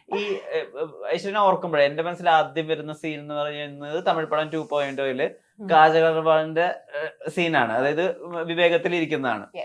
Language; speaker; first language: Malayalam; native; Malayalam